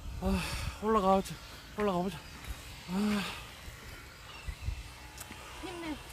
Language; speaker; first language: Korean; native; Korean